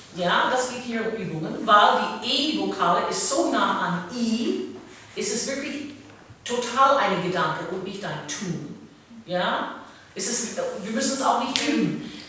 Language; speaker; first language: German; non-native, fluent; English